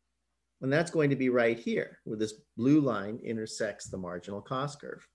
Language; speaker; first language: English; native; English